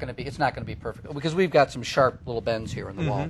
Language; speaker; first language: English; native; English